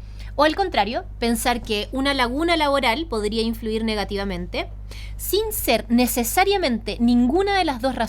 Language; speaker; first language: Spanish; native; Spanish